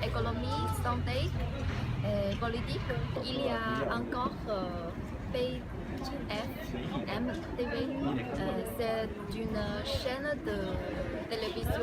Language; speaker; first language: French; non-native, learner; Chinese